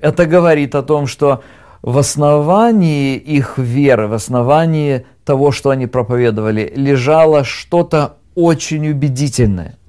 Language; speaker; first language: Russian; native; Russian